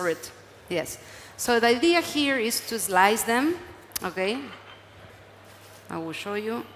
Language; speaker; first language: English; non-native, learner; Spanish